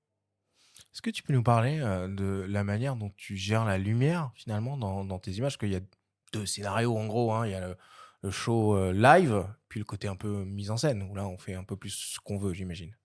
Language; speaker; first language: French; native; French